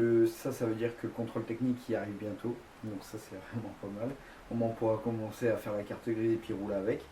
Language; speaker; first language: French; native; French